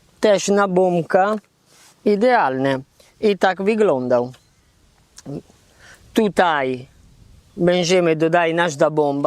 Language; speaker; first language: Polish; non-native, learner; Italian